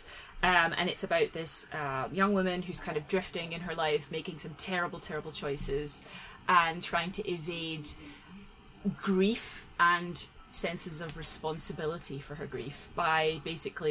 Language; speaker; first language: English; native; English